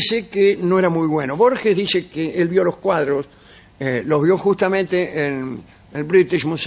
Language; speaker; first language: Spanish; native; Spanish